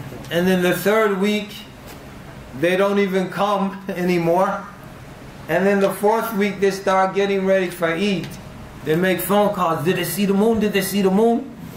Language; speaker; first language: English; native; English